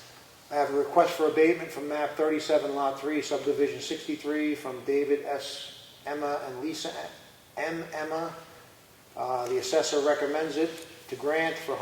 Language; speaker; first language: English; native; English